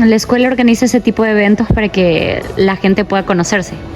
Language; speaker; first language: Spanish; native; Spanish